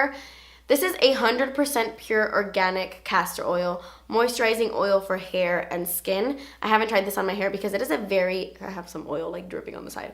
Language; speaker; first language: English; native; English